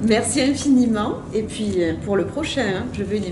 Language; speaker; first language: French; native; French